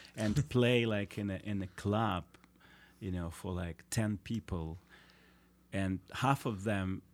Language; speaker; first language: English; non-native, fluent; Russian